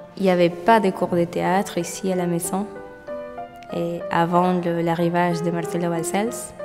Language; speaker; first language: French; non-native, fluent; Spanish